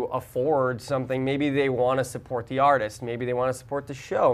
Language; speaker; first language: English; native; English